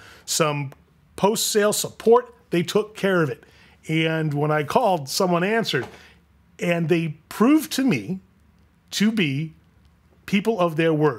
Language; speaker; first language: English; native; English